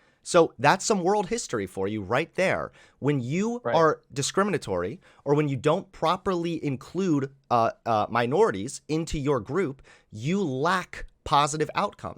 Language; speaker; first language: English; native; English